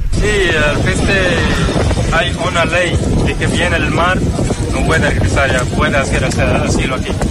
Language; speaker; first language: Spanish; non-native, learner; Arabic